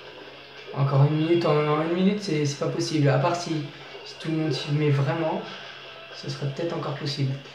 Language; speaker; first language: French; native; French